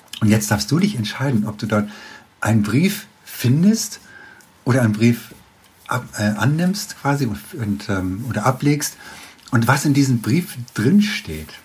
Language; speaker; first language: German; native; German